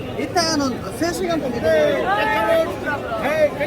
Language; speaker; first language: Korean; non-native, learner; Bangla